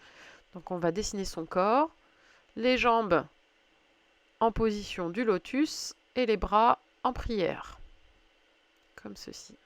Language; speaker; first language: French; native; French